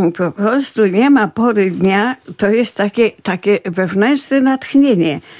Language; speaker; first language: Polish; native; Polish